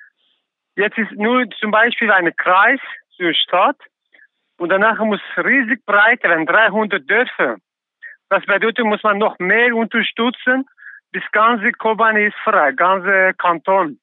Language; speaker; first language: German; non-native, learner; Kurdish